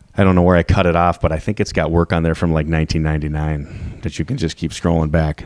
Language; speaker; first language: English; native; English